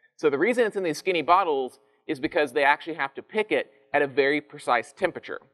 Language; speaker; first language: English; native; English